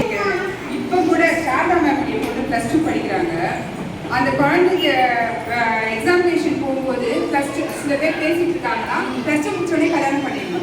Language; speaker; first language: Tamil; native; Tamil